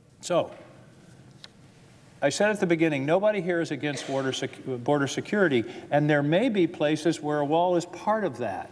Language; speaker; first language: English; native; English